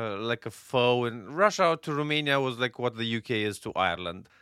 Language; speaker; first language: English; non-native, fluent; Romanian